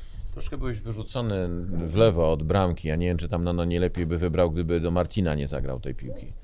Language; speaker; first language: Polish; native; Polish